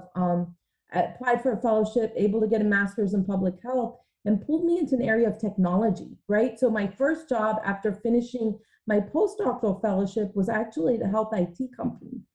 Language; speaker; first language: English; early bilingual, other home language; Hindi